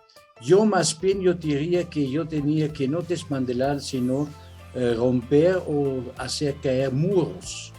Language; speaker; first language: Spanish; non-native, fluent; German